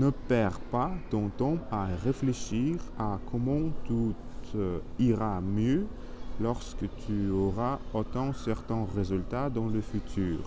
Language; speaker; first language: French; non-native, learner; Spanish